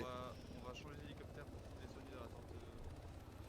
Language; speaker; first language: French; native; French